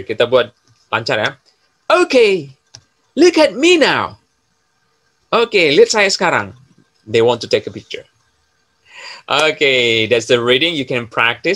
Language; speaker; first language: English; non-native, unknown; Indonesian